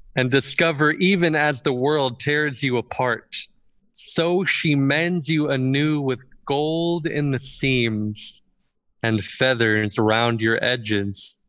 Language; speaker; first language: English; native; English